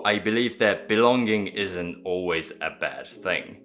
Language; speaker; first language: English; early bilingual, other home language; Japanese